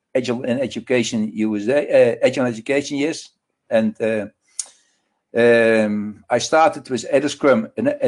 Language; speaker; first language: English; non-native, learner; Dutch